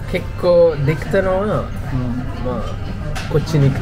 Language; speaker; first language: Japanese; non-native, learner; Kannada